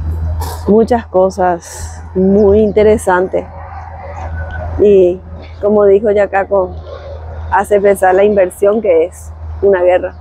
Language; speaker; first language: Spanish; native; Spanish